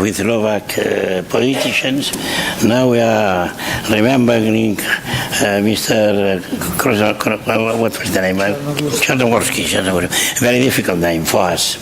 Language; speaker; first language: English; non-native, fluent; Catalan